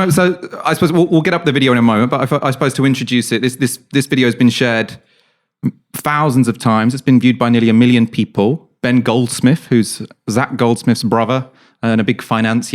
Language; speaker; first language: English; native; English